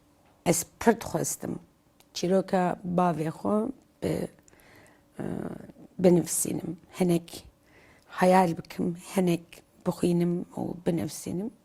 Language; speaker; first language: Kurdish; non-native, local second language; Turkish